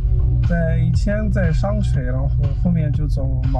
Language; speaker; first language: Chinese; non-native, fluent; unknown